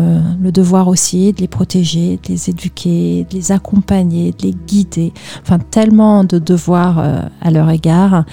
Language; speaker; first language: French; native; French